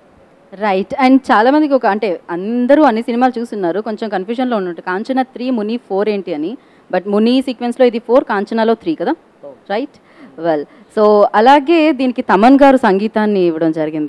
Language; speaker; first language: Telugu; native; Telugu